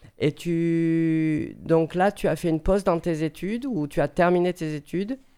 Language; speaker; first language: French; native; French